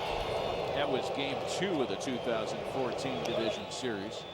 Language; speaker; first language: English; native; English